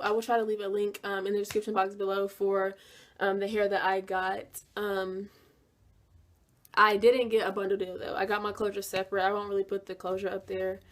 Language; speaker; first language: English; native; English